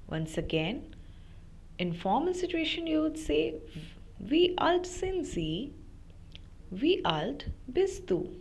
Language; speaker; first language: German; non-native, fluent; Hindi